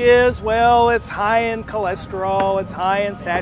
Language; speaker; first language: English; native; English